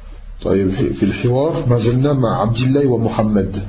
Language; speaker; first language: Arabic; non-native, fluent; French